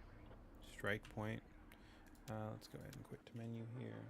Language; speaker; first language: English; native; English